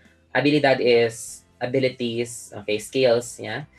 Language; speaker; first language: English; non-native, local second language; Filipino